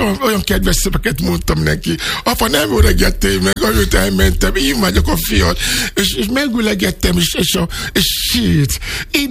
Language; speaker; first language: Hungarian; non-native, fluent; Yoruba